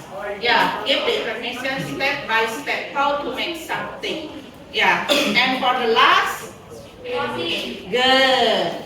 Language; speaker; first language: English; non-native, fluent; Indonesian